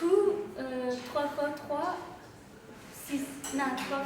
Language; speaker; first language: French; non-native, learner; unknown